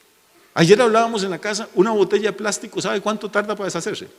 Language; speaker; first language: Spanish; native; Spanish